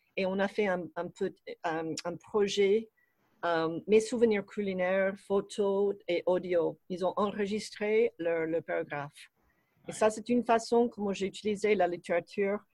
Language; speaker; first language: French; non-native, fluent; English